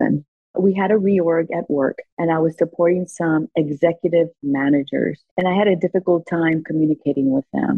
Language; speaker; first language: English; early bilingual, other home language; Spanish